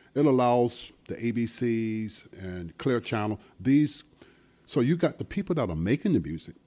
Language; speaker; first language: English; native; English